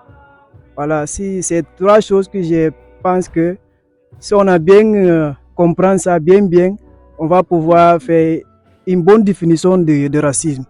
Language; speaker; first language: French; non-native, learner; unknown